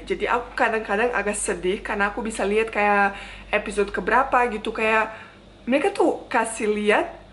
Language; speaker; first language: Indonesian; non-native, fluent; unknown